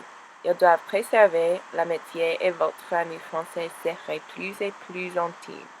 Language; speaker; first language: French; non-native, learner; English